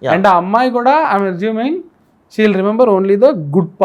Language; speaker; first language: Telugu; native; Telugu